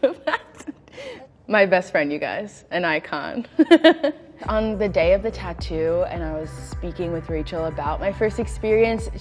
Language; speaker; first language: English; native; English